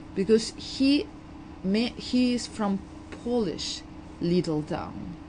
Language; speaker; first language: English; non-native, fluent; Uzbek